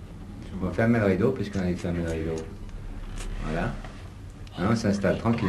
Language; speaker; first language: French; native; French